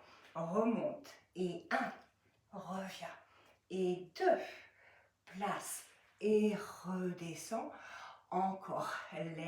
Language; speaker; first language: French; native; French